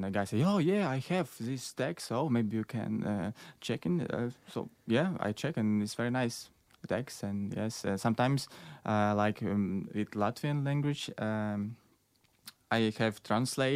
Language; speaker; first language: English; non-native, learner; Belarusian